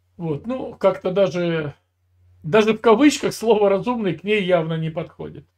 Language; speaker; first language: Russian; native; Russian